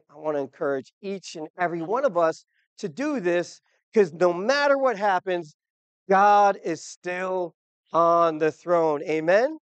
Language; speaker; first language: English; native; English